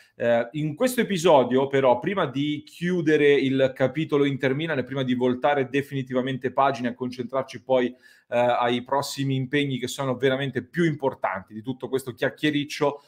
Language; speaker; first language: Italian; native; Italian